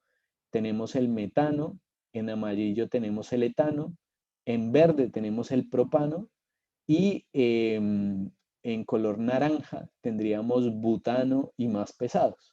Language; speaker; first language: Spanish; native; Spanish